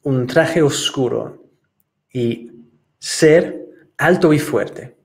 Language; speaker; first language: Spanish; non-native, fluent; English